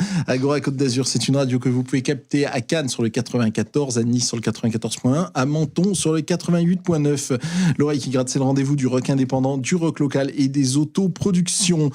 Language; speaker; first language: French; native; French